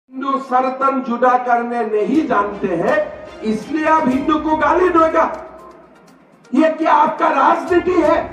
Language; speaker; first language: Hindi; non-native, local second language; Assamese